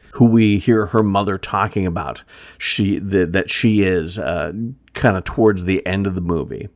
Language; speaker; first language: English; early bilingual, other home language; German